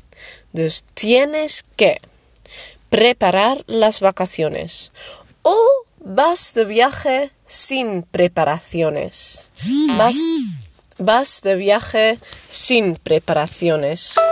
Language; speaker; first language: Spanish; non-native, fluent; Dutch